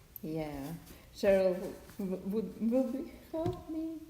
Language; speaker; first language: English; non-native, learner; Russian